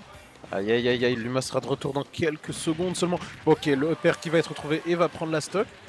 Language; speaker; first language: French; native; French